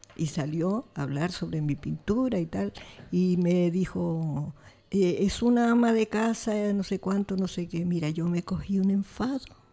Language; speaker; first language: Spanish; native; Spanish